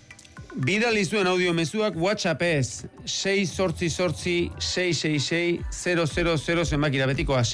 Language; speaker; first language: Basque; native; Basque